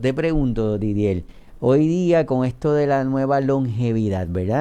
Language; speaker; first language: Spanish; native; Spanish